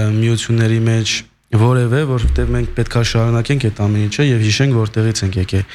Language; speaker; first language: Armenian; early bilingual, heritage; Armenian